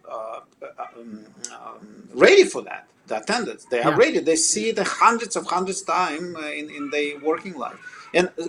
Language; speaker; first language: English; non-native, fluent; Russian